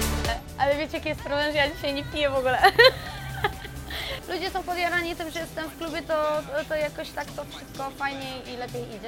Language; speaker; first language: Polish; native; Polish